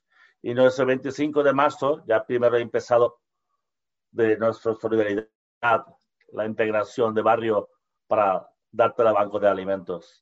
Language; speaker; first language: Spanish; non-native, learner; Bangla